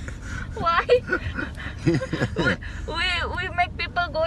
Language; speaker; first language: English; non-native, learner; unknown